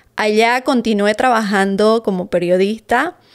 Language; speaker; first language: Spanish; native; Spanish